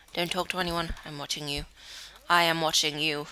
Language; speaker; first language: English; native; English